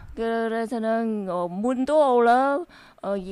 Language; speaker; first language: Korean; non-native, learner; Vietnamese